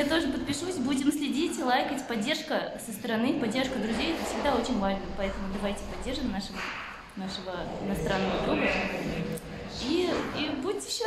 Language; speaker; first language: Russian; native; Russian